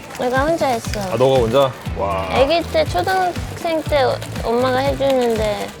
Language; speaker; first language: Korean; non-native, fluent; Dutch